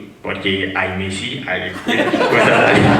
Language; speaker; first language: Spanish; non-native, fluent; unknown